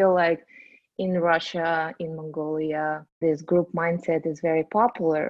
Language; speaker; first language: English; non-native, fluent; Russian